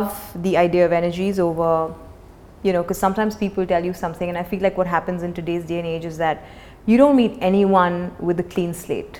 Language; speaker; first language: English; non-native, local second language; Hindi